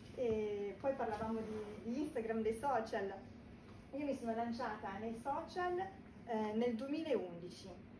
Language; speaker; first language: Italian; native; Italian